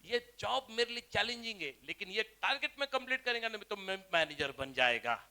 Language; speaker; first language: Hindi; non-native, local second language; Marathi